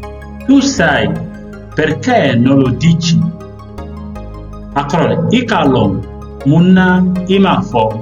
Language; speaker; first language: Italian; non-native, local second language; Mandingo